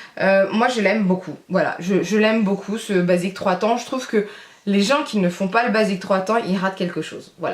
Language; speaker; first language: French; native; French